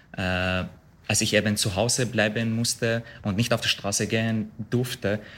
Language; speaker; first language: German; non-native, fluent; Arabic